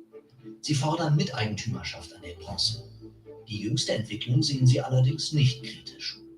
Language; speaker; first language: German; native; German